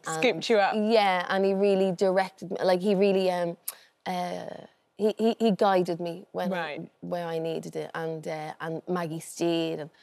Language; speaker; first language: English; native; English